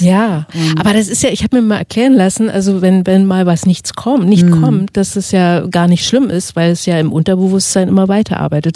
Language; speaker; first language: German; native; German